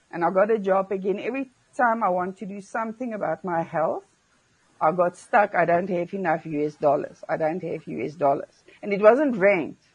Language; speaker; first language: English; non-native, local second language; Afrikaans